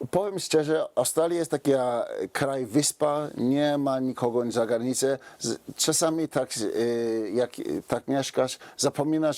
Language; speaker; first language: Polish; non-native, fluent; English